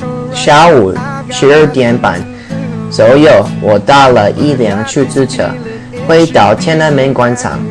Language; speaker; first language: Chinese; non-native, learner; English